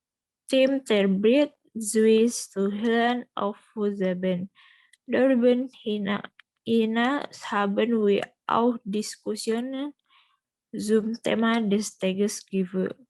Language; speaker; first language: German; non-native, learner; Indonesian